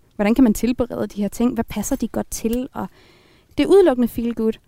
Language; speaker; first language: Danish; native; Danish